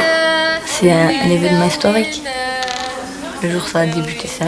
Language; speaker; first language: French; native; French